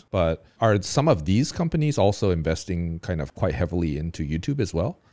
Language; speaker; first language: English; native; English